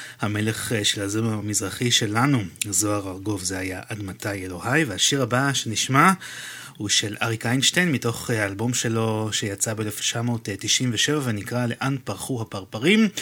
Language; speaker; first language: Hebrew; native; Hebrew